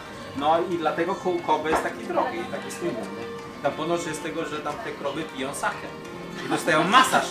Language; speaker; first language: Polish; non-native, fluent; Chinese